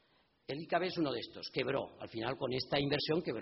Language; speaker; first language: Spanish; native; Spanish